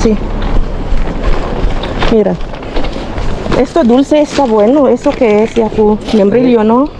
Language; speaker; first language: Spanish; non-native, learner; Filipino